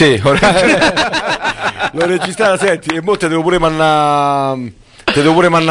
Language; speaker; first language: Italian; native; Italian